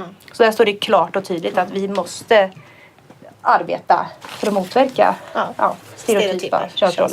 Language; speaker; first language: Swedish; native; Swedish